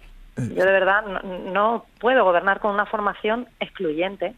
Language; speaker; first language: Spanish; native; Spanish